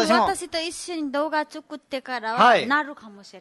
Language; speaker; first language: Japanese; non-native, learner; Nepali